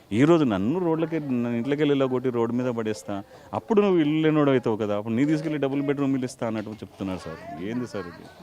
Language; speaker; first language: Telugu; native; Telugu